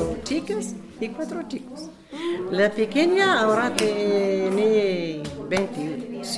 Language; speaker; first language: Spanish; non-native, learner; Berber languages